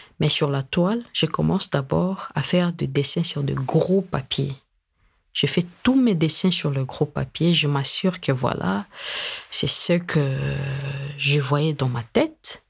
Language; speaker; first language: French; non-native, local second language; Lingala